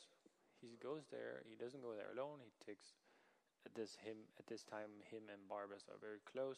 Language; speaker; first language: English; non-native, fluent; Danish